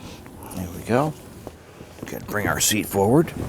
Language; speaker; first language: English; native; English